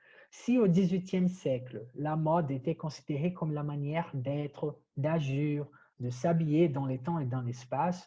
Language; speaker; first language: French; non-native, fluent; Portuguese